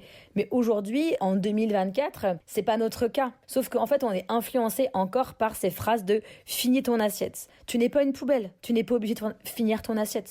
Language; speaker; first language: French; native; French